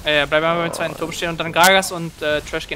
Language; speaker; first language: German; native; German